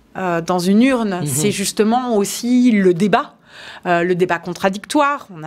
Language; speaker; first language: French; native; French